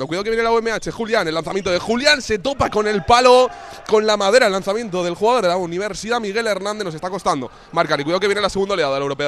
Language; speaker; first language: Spanish; native; Spanish